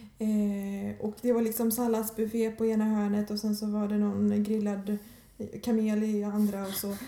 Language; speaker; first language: Swedish; early bilingual, other home language; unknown